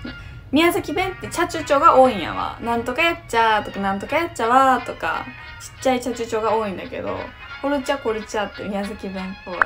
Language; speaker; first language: Japanese; native; Japanese